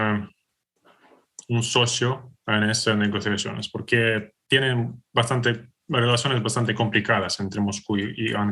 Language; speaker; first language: Spanish; non-native, fluent; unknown